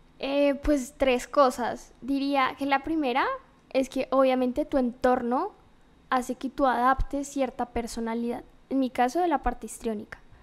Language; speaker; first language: Spanish; native; Spanish